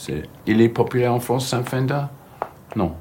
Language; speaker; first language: French; non-native, learner; English